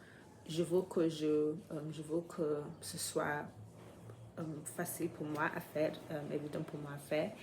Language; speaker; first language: French; non-native, fluent; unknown